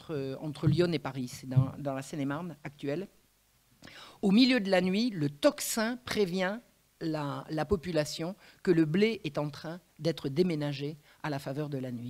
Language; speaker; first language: French; native; French